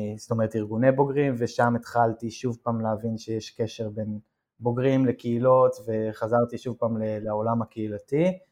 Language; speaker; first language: Hebrew; native; Hebrew